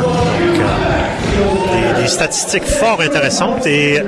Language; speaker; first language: French; native; French